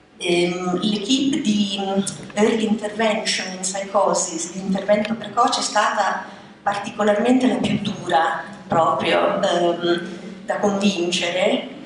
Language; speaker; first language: Italian; native; Italian